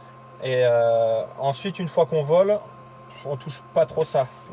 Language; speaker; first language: French; native; French